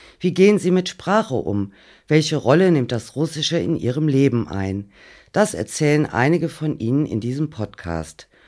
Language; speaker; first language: German; native; German